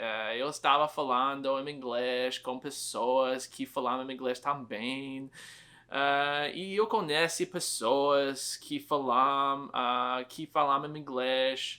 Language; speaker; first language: Portuguese; non-native, learner; English